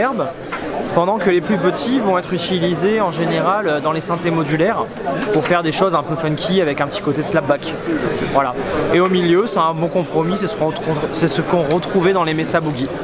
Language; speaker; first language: French; native; French